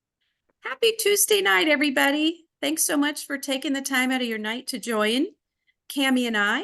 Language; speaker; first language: English; native; English